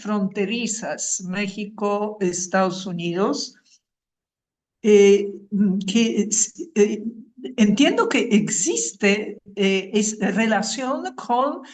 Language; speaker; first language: Spanish; non-native, fluent; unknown